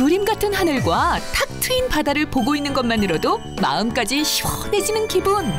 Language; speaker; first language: Korean; native; Korean